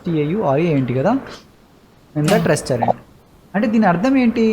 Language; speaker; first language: Telugu; native; Telugu